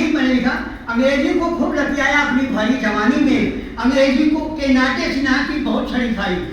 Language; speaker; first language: Hindi; native; Hindi